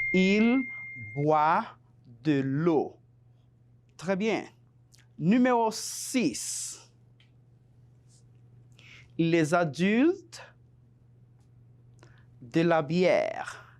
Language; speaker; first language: French; non-native, fluent; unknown